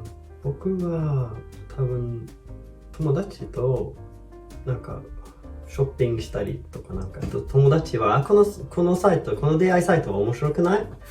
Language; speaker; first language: Japanese; non-native, fluent; Swedish